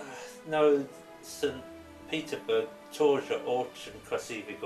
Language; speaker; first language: Russian; non-native, learner; English